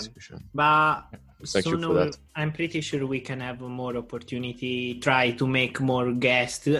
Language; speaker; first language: English; non-native, learner; Italian